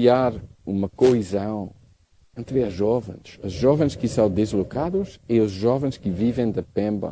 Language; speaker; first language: Portuguese; non-native, learner; English